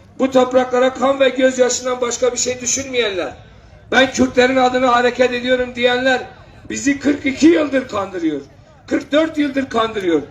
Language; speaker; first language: Turkish; non-native, local second language; Kurdish